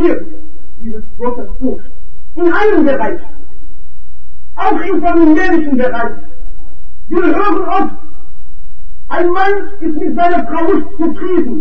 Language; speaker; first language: German; non-native, fluent; Arabic